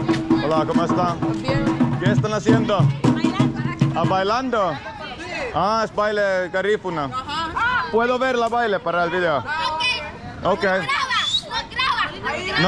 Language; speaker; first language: Spanish; non-native, learner; Finnish